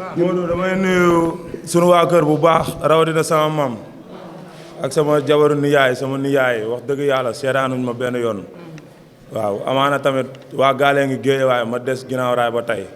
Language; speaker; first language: Wolof; native; Wolof